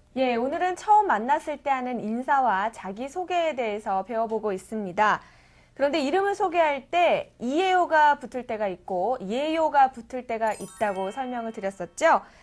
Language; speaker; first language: Korean; native; Korean